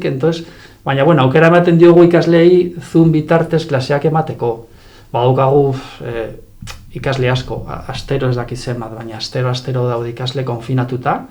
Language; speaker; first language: Basque; non-native, local second language; Spanish